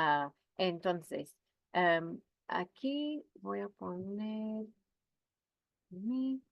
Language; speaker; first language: Spanish; non-native, fluent; English